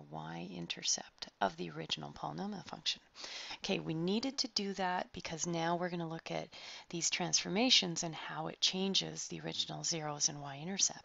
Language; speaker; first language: English; native; English